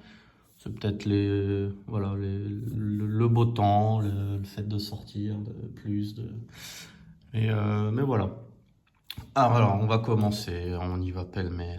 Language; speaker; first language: French; native; French